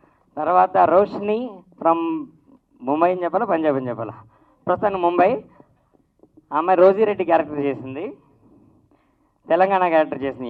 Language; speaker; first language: Telugu; native; Telugu